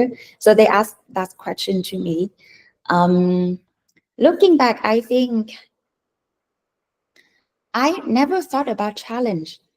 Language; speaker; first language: English; non-native, fluent; Vietnamese